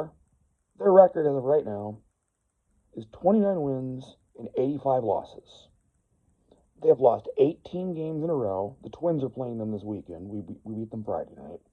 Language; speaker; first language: English; native; English